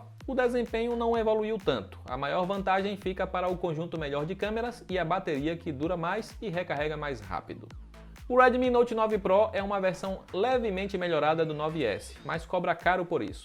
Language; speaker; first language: Portuguese; native; Portuguese